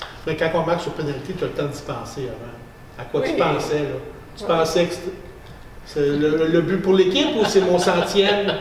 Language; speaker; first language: French; native; French